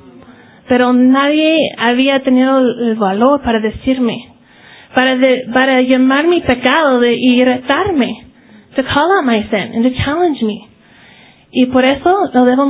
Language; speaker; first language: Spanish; early bilingual, heritage; Spanish